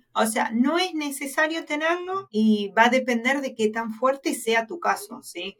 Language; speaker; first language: Spanish; native; Spanish